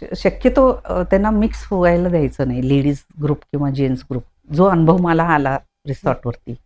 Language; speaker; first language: Marathi; non-native, local second language; Konkani